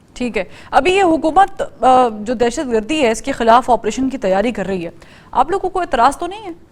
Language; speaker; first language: Urdu; native; Urdu